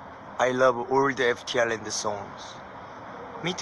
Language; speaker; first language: English; non-native, learner; Korean